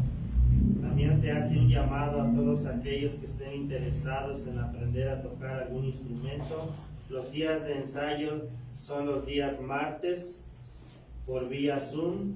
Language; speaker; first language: Spanish; native; Spanish